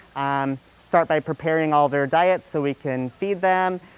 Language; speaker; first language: English; native; English